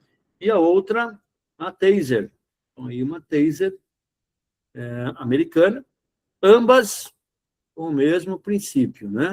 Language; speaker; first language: Portuguese; native; Portuguese